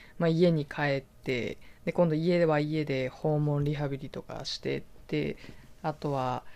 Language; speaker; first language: Japanese; native; Japanese